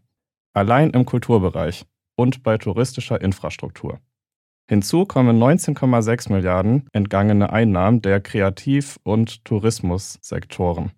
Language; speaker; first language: German; native; German